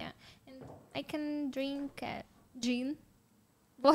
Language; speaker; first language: English; non-native, learner; Russian